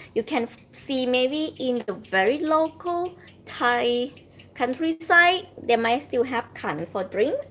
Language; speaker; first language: English; non-native, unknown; Thai